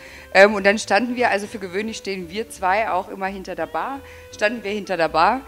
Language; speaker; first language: German; native; German